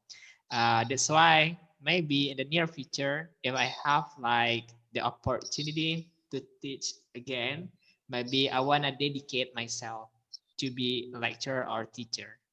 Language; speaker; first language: English; non-native, learner; Indonesian